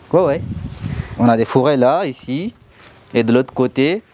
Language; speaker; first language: French; non-native, learner; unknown